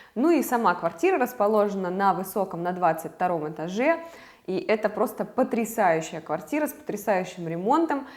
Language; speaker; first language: Russian; native; Russian